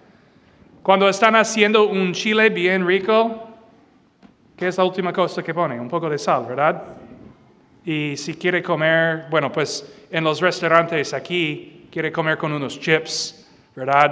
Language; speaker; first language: Spanish; non-native, fluent; English